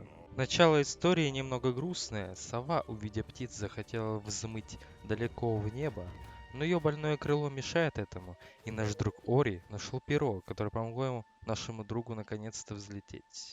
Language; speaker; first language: Russian; native; Russian